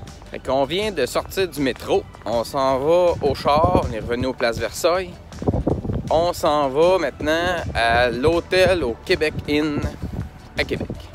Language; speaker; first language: French; native; French